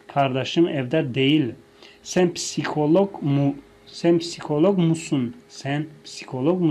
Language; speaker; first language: Turkish; non-native, fluent; Tajik